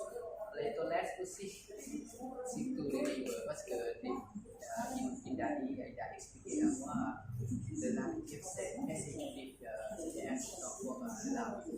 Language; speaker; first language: French; non-native, learner; Lao